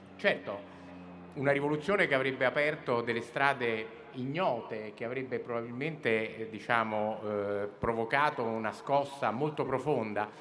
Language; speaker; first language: Italian; native; Italian